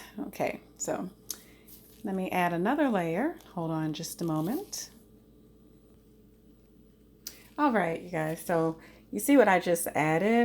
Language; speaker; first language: English; native; English